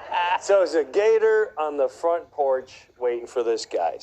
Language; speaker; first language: English; native; English